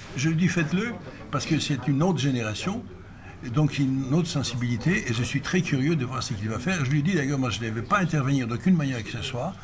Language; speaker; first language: French; non-native, fluent; Greek